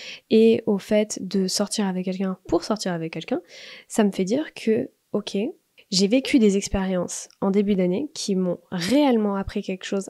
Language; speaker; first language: French; native; French